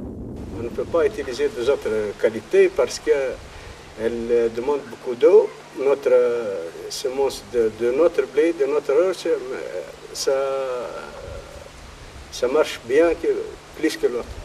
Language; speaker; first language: French; non-native, fluent; Arabic